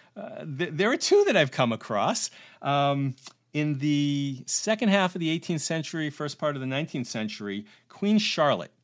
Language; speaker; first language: English; native; English